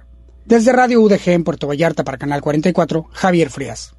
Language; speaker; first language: Spanish; native; Spanish